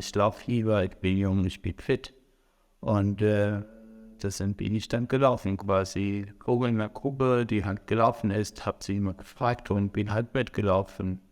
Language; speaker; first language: German; non-native, fluent; Arabic